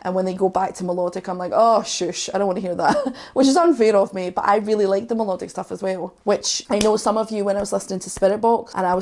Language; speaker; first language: English; native; English